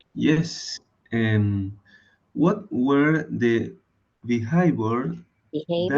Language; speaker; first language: English; non-native, learner; Spanish